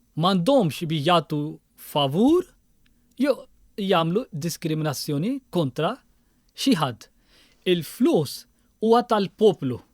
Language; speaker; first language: Maltese; non-native, fluent; Urdu